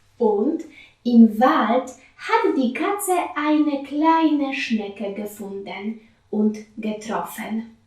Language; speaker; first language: German; non-native, fluent; Polish